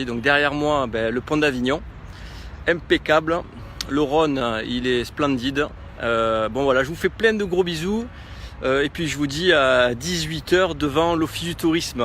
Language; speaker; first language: French; native; French